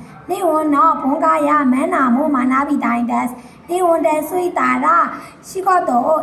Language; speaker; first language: Japanese; non-native, learner; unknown